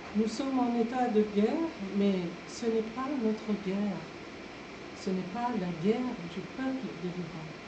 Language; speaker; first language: French; non-native, fluent; Persian